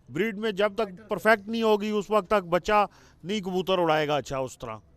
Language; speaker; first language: Urdu; non-native, local second language; Punjabi